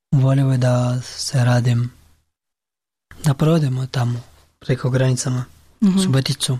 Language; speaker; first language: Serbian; non-native, learner; Pashto